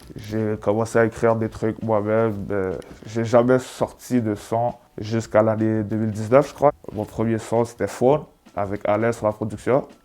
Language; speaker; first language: French; native; French